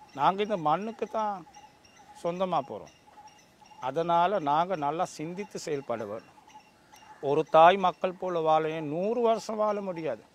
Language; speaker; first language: Tamil; non-native, local second language; Sinhala